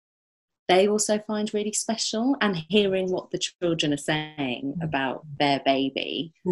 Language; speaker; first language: English; native; English